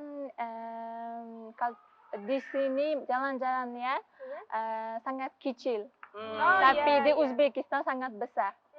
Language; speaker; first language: Indonesian; non-native, learner; Uzbek